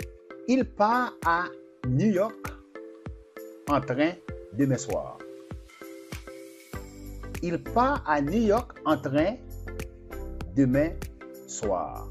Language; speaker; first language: French; non-native, fluent; Portuguese